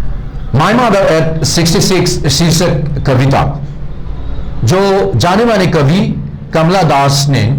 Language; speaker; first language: Hindi; non-native, local second language; Bangla